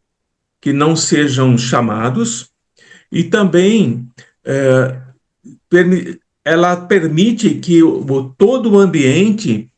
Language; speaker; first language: Portuguese; native; Portuguese